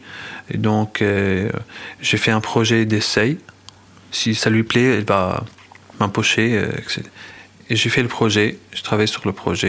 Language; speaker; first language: French; non-native, fluent; Arabic